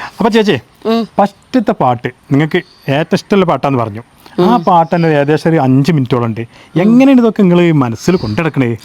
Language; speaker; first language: Malayalam; native; Malayalam